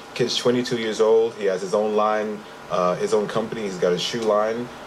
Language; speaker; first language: English; native; English